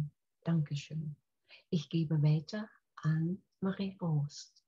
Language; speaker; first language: German; non-native, fluent; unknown